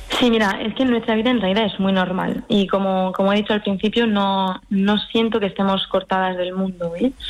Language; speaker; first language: Spanish; early bilingual, heritage; French